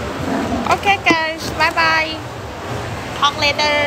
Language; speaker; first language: English; non-native, learner; Thai